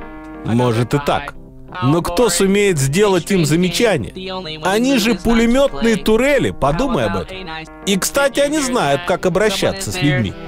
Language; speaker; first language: Russian; native; Russian